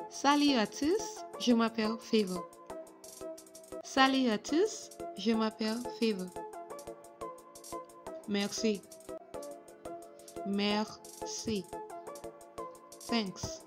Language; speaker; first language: French; non-native, fluent; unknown